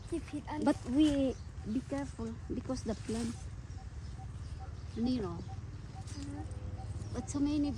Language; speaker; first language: English; non-native, learner; Filipino